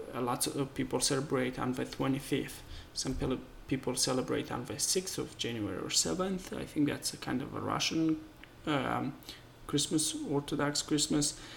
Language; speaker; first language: English; non-native, fluent; Romanian